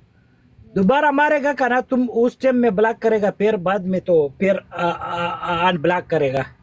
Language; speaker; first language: Hindi; non-native, learner; Pashto